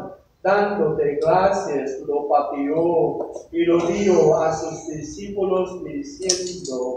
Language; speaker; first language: Spanish; non-native, learner; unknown